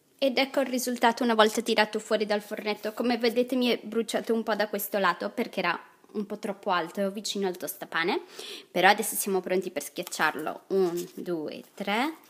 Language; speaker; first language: Italian; native; Italian